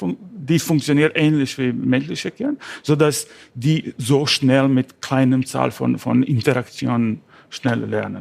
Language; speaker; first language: German; non-native, learner; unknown